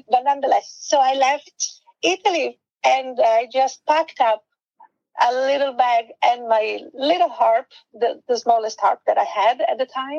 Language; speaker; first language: English; non-native, fluent; Italian